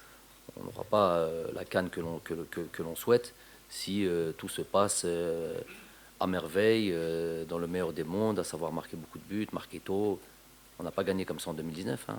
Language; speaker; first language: French; native; French